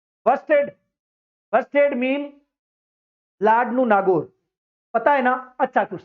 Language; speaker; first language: Hindi; native; Hindi